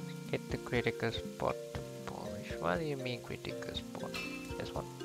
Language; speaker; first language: English; non-native, local second language; Malay